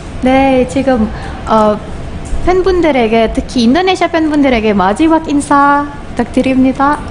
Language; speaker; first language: Korean; non-native, fluent; Indonesian